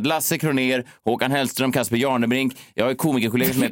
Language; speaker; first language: Swedish; native; Swedish